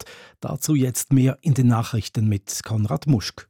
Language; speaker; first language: German; native; German